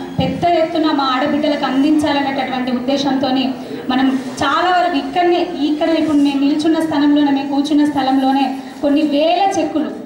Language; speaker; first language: Telugu; native; Telugu